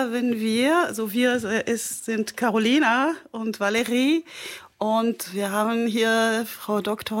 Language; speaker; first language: German; non-native, fluent; French